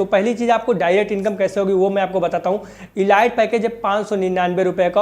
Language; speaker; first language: Hindi; native; Hindi